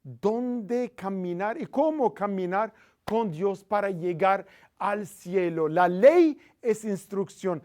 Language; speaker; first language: Spanish; non-native, fluent; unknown